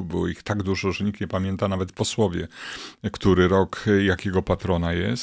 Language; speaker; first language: Polish; native; Polish